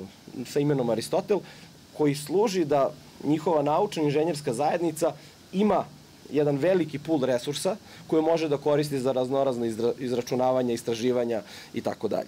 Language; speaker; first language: Serbian; native; Serbian